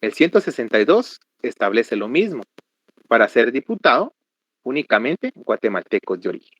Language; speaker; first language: Spanish; native; Spanish